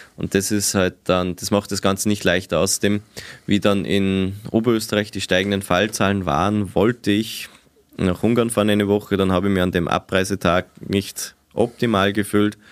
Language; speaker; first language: German; native; German